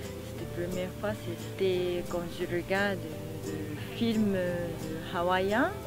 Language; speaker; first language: French; non-native, learner; Japanese